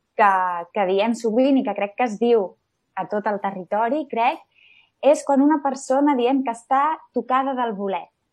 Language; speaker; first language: Catalan; native; Catalan